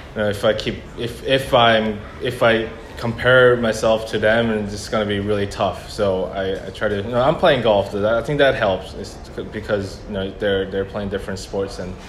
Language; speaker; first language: English; early bilingual, other home language; Korean